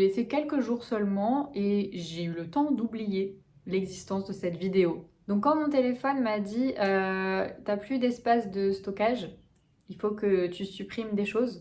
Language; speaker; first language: French; native; French